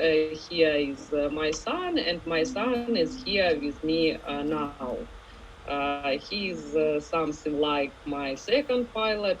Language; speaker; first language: English; non-native, learner; Ukrainian